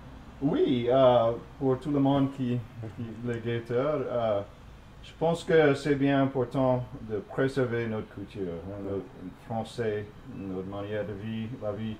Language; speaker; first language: French; non-native, fluent; English